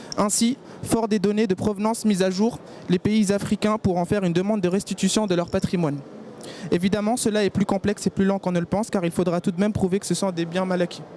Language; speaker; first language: French; early bilingual, other home language; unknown